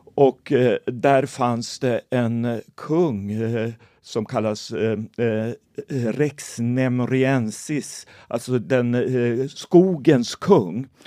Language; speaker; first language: Swedish; native; Swedish